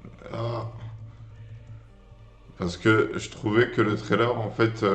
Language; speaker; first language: French; native; French